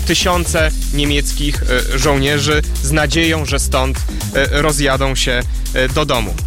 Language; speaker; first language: Polish; native; Polish